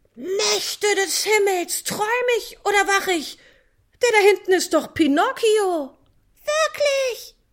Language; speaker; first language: German; native; German